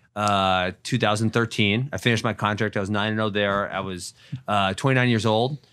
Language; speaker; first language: English; native; English